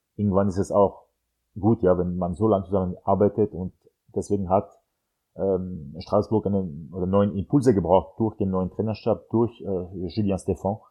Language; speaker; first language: German; non-native, fluent; French